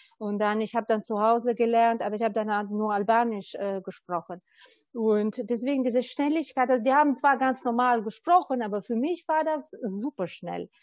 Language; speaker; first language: German; non-native, fluent; Albanian